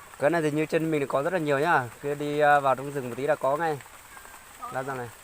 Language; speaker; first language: Vietnamese; non-native, local second language; Hmong